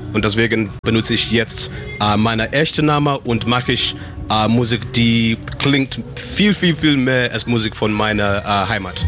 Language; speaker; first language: German; non-native, learner; Shona